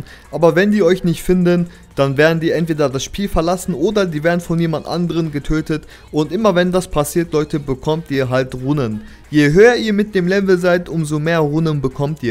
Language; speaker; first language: German; native; German